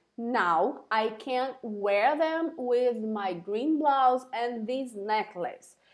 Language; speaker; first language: English; non-native, fluent; Portuguese